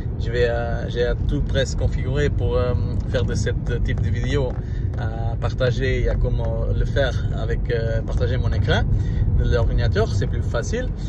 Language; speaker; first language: French; non-native, learner; Portuguese